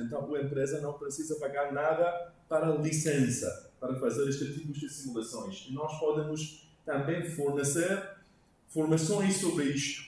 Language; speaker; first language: Portuguese; non-native, learner; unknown